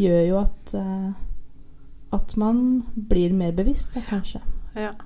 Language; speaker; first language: Norwegian; native; Norwegian